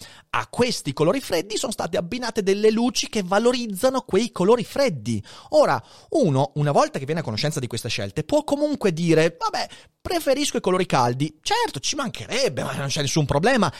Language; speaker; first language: Italian; native; Italian